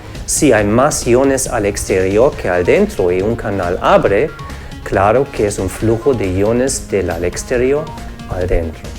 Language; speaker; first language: Spanish; non-native, fluent; German